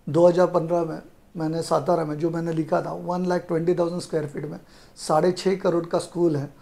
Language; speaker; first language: Hindi; non-native, local second language; Marathi